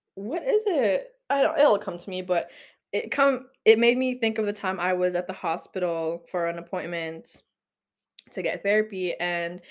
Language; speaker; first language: English; non-native, local second language; Filipino